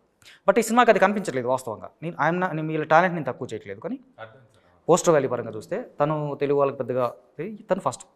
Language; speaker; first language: Telugu; native; Telugu